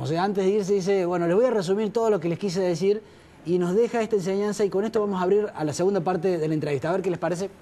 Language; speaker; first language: Spanish; native; Spanish